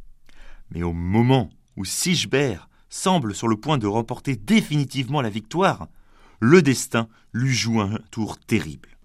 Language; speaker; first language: French; native; French